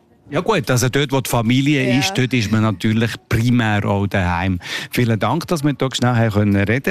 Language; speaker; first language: German; native; German